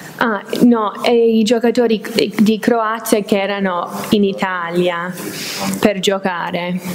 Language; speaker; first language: Italian; non-native, fluent; English